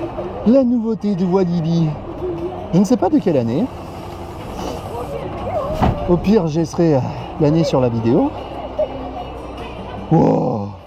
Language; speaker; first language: French; native; French